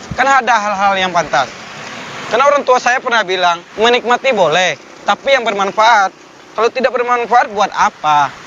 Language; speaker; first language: Indonesian; native; Indonesian